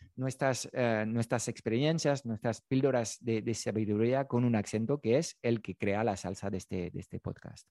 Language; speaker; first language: Spanish; non-native, fluent; French